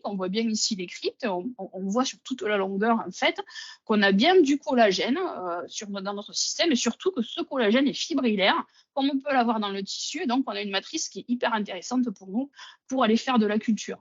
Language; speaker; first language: French; native; French